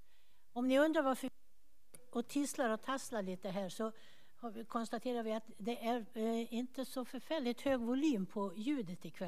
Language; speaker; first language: Swedish; native; Swedish